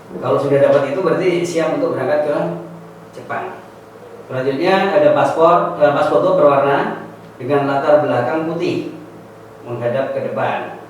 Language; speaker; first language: Indonesian; non-native, local second language; Javanese